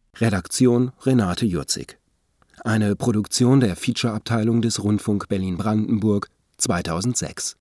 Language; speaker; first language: German; native; German